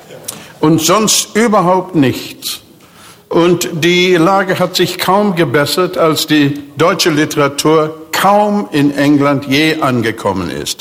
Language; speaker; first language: German; non-native, fluent; English